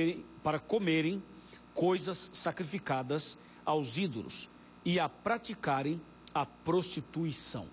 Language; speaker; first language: Portuguese; native; Portuguese